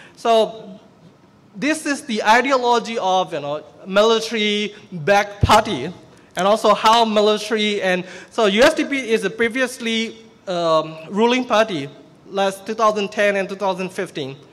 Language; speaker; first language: English; non-native, fluent; Burmese